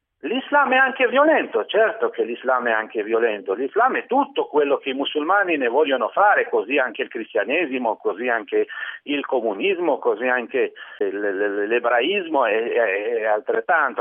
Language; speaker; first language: Italian; non-native, fluent; Kabyle